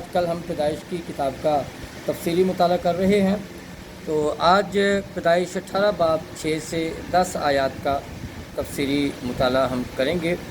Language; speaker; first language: Urdu; native; Urdu